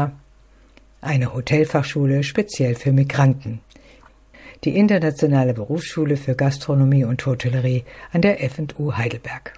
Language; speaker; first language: German; native; German